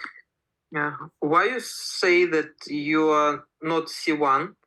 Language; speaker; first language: English; non-native, learner; Russian